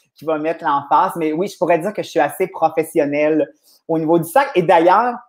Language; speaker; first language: French; native; French